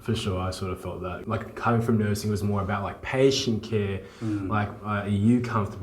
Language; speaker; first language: English; native; English